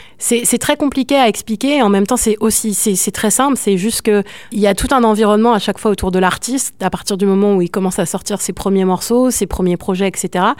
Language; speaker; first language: French; native; French